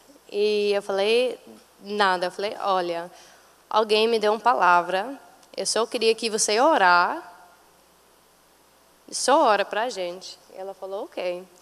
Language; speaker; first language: Portuguese; non-native, fluent; English